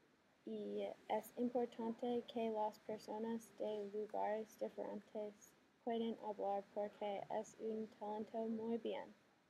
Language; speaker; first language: Spanish; non-native, learner; English